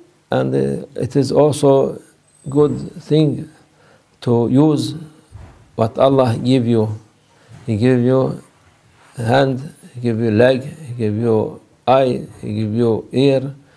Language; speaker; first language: English; non-native, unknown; Turkish